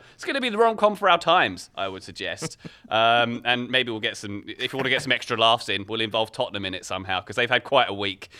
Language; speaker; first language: English; native; English